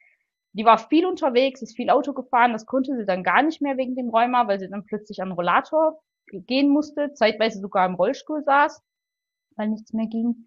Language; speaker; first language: German; native; German